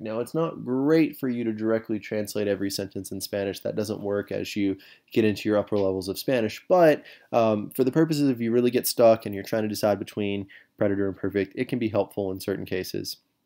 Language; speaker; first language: English; native; English